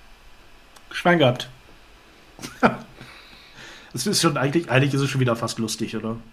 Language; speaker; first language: German; native; German